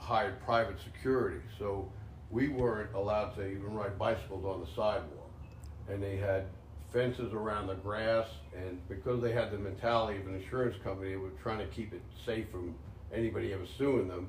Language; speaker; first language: English; native; English